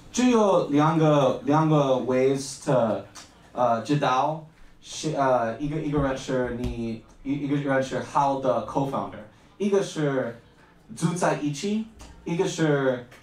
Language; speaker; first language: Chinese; non-native, learner; English